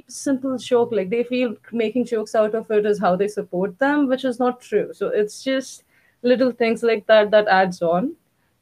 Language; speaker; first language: English; non-native, local second language; Hindi